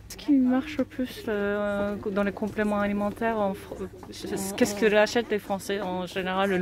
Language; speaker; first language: French; non-native, fluent; Japanese